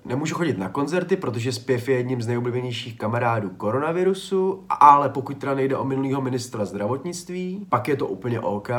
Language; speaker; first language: Czech; native; Czech